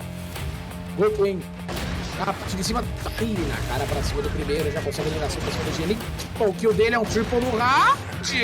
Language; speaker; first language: Portuguese; native; Portuguese